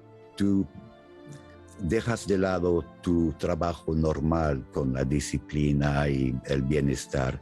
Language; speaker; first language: Spanish; non-native, fluent; English